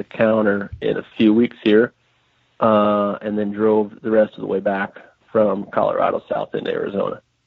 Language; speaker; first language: English; native; English